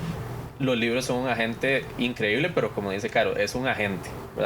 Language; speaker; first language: Spanish; native; Spanish